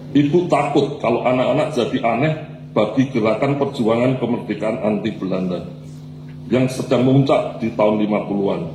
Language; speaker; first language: Indonesian; non-native, local second language; Javanese